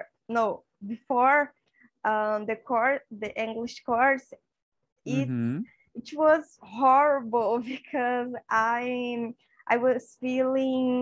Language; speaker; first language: English; non-native, learner; Portuguese